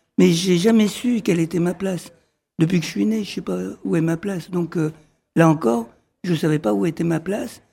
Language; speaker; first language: French; early bilingual, other home language; Arabic